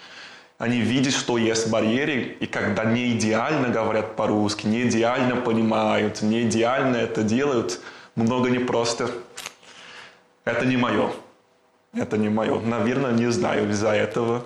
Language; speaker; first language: Russian; non-native, fluent; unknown